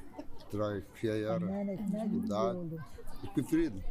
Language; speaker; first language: German; non-native, learner; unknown